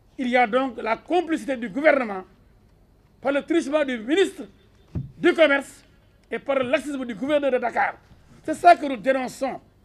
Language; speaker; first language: French; non-native, local second language; Wolof